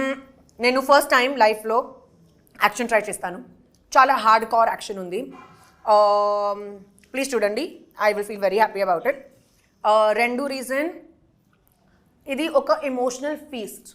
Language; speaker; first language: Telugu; non-native, learner; Hindi